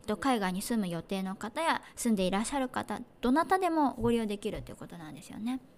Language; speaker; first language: Japanese; native; Japanese